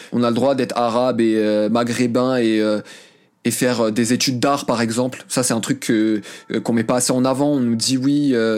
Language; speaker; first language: French; early bilingual, other home language; Arabic